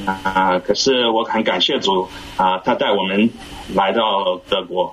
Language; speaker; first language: Chinese; early bilingual, heritage; English